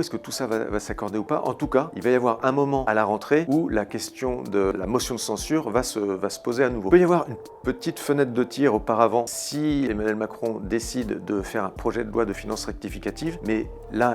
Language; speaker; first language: French; native; French